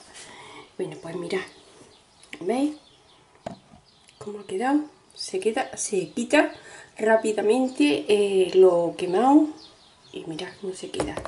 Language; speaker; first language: Spanish; native; Spanish